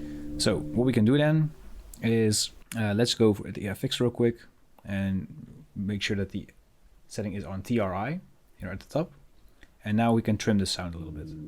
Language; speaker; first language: English; non-native, fluent; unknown